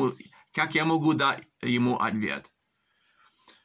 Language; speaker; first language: Russian; early bilingual, heritage; English